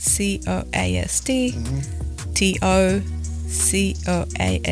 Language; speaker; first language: English; non-native, fluent; Spanish